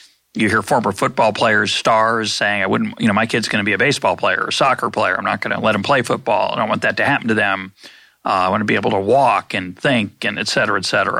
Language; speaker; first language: English; native; English